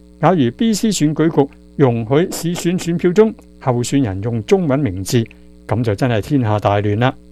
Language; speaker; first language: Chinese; non-native, local second language; Cantonese